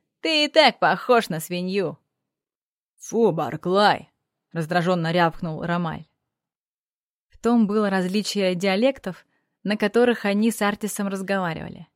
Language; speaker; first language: Russian; native; Russian